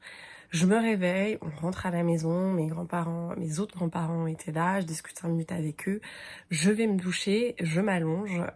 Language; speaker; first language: French; native; French